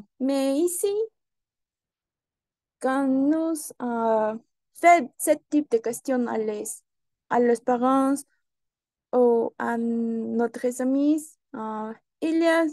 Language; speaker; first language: French; non-native, learner; Spanish